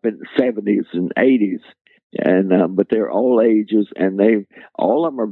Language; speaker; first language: English; native; English